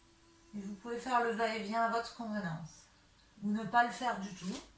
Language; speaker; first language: French; native; French